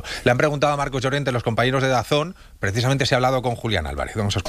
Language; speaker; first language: Spanish; native; Spanish